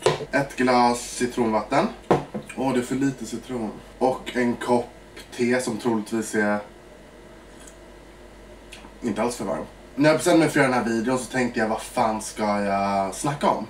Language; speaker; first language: Swedish; early bilingual, other home language; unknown